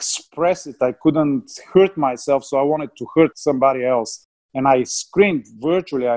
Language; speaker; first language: English; non-native, fluent; Bulgarian